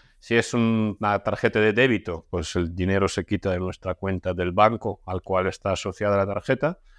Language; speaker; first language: Spanish; non-native, fluent; Russian